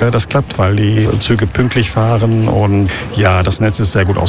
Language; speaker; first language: German; native; German